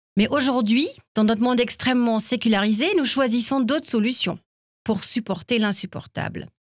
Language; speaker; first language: French; non-native, fluent; German